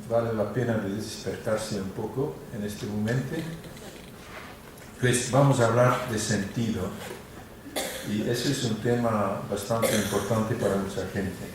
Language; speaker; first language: Spanish; non-native, fluent; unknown